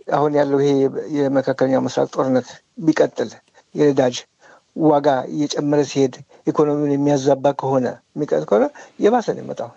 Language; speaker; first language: Amharic; native; Amharic